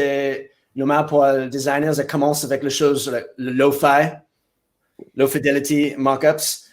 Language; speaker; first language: French; non-native, fluent; English